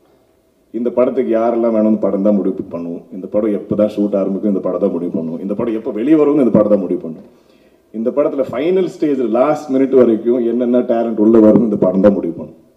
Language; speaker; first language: Tamil; non-native, local second language; Malayalam